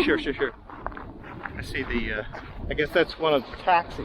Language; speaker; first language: English; native; English